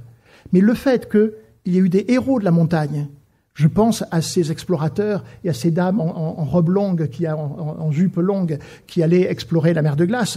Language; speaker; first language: French; native; French